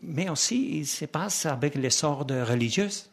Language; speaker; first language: French; non-native, fluent; Spanish